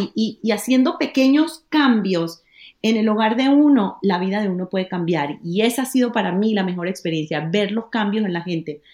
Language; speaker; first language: Spanish; native; Spanish